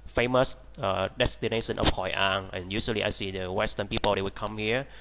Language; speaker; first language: English; non-native, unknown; Vietnamese